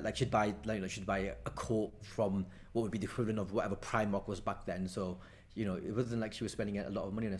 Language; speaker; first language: English; native; English